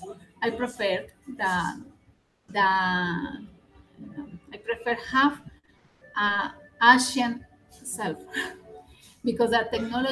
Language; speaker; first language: English; non-native, learner; Spanish